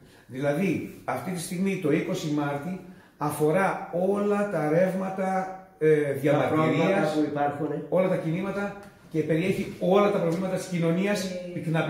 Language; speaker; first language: Greek; non-native, fluent; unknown